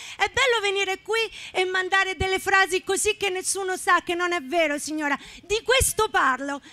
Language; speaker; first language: Italian; native; Italian